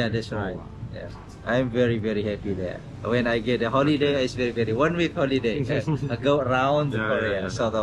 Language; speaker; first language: English; non-native, learner; Indonesian